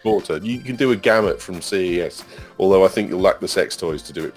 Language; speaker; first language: English; native; English